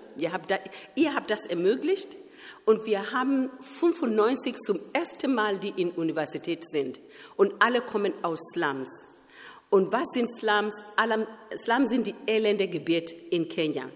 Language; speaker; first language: German; non-native, fluent; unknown